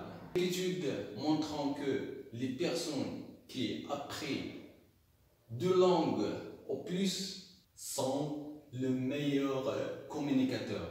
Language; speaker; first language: French; non-native, local second language; Arabic